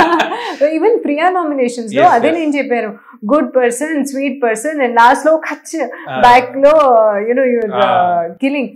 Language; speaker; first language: Telugu; non-native, learner; Hindi